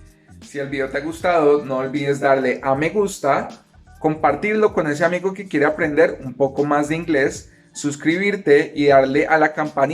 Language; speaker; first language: Spanish; native; Spanish